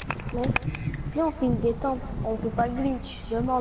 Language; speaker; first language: French; native; French